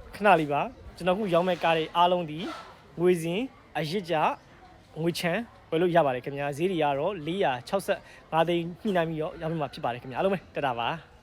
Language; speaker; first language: Burmese; native; Burmese